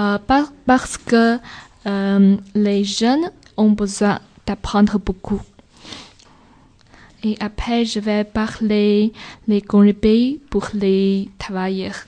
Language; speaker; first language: French; non-native, learner; Chinese